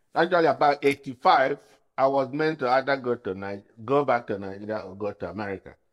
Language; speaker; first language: English; non-native, local second language; Igbo